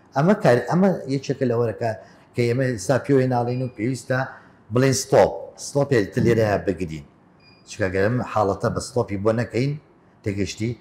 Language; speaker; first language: Central Kurdish; native; Central Kurdish